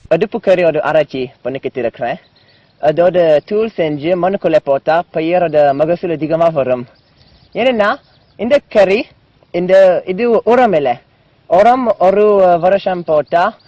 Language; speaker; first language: Tamil; non-native, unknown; French